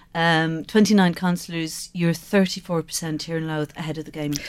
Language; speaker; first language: English; native; English